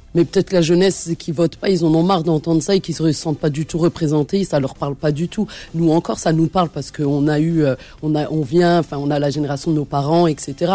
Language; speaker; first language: French; early bilingual, other home language; Arabic